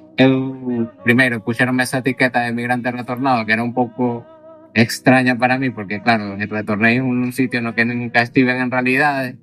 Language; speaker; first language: Spanish; native; Spanish